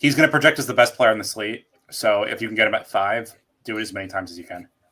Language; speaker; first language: English; native; English